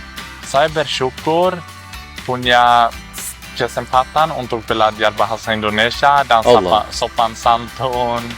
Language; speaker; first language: Indonesian; non-native, learner; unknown